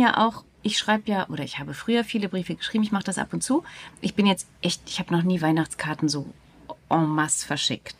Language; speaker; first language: German; native; German